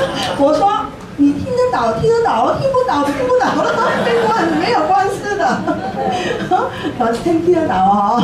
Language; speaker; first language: Chinese; non-native, local second language; Cantonese